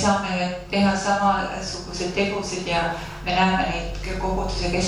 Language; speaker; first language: Finnish; non-native, learner; Estonian